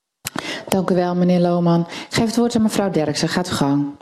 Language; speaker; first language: Dutch; native; Dutch